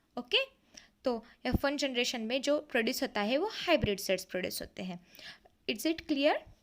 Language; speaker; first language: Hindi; non-native, local second language; Marathi